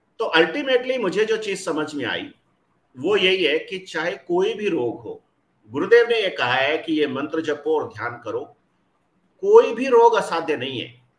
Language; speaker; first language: Hindi; native; Hindi